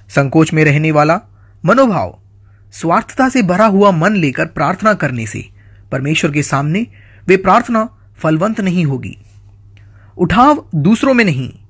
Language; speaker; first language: Hindi; non-native, local second language; Malayalam